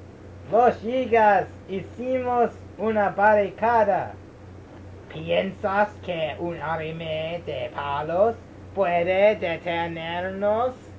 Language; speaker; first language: Spanish; non-native, learner; English